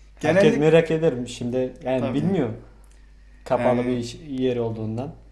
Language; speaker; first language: Turkish; non-native, fluent; Mongolian